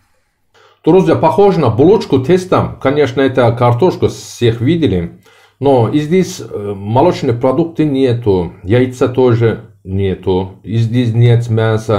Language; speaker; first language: Russian; non-native, learner; Turkish